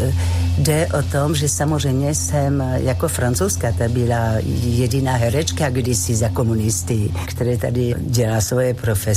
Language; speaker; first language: Czech; non-native, fluent; French